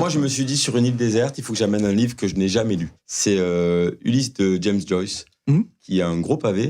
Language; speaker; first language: French; native; French